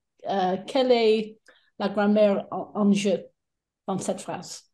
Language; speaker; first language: French; non-native, fluent; English